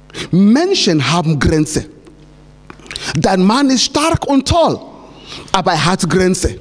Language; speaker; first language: German; non-native, fluent; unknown